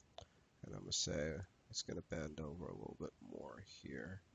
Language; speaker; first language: English; native; English